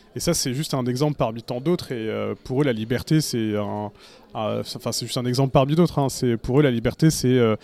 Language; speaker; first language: French; native; French